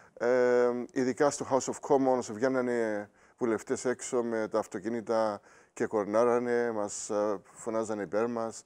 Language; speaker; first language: Greek; native; Greek